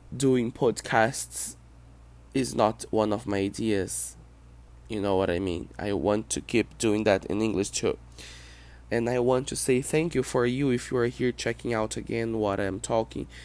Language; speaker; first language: English; non-native, fluent; Portuguese